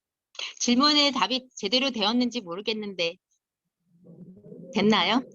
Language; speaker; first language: Korean; native; Korean